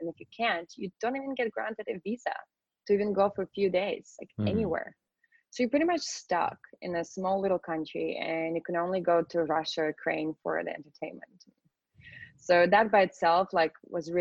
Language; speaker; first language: English; non-native, fluent; Russian